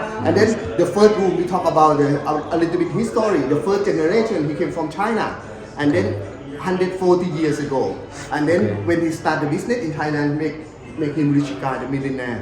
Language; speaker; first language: English; non-native, learner; Thai